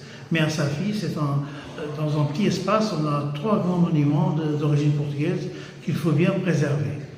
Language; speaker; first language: French; non-native, fluent; Portuguese